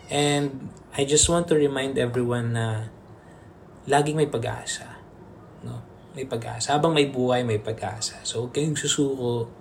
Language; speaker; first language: Filipino; native; Filipino